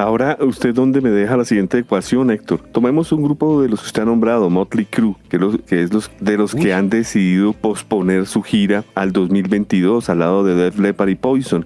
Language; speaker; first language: Spanish; native; Spanish